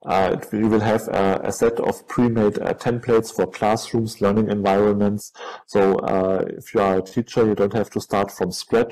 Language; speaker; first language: English; non-native, fluent; German